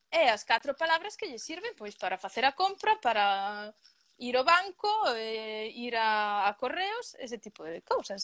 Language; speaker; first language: Galician; early bilingual, other home language; Spanish